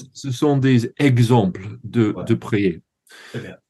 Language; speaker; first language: French; non-native, learner; English